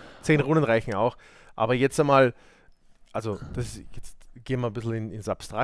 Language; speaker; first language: German; native; German